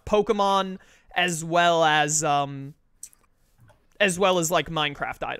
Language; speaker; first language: English; native; English